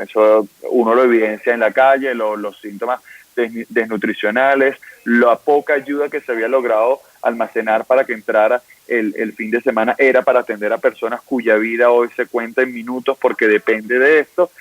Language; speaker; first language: Spanish; native; Spanish